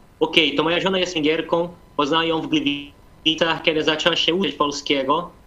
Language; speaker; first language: Polish; non-native, fluent; Portuguese